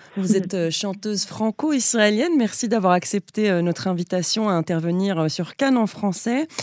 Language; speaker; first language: French; native; French